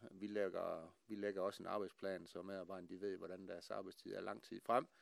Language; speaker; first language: Danish; native; Danish